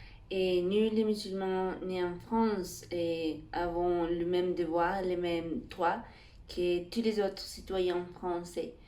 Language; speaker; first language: French; non-native, fluent; Spanish